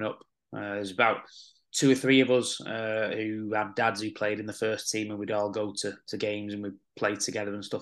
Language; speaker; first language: English; native; English